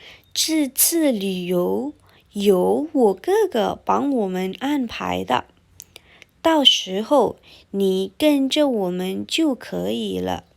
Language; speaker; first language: Chinese; non-native, fluent; Indonesian